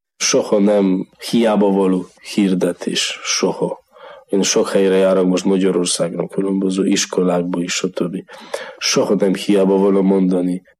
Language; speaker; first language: Hungarian; non-native, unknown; Polish